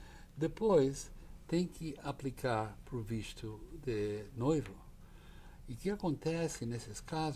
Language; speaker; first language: Portuguese; non-native, fluent; English